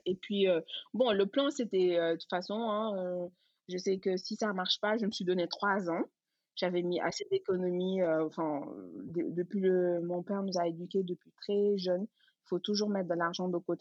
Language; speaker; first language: French; non-native, local second language; Wolof